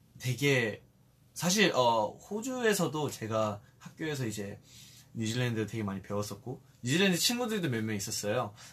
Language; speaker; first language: Korean; early bilingual, heritage; Korean